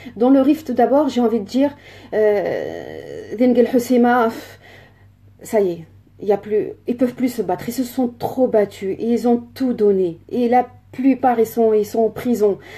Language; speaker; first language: French; early bilingual, other home language; Riffian